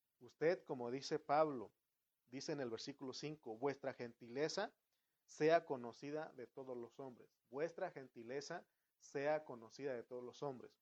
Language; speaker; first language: Spanish; native; Spanish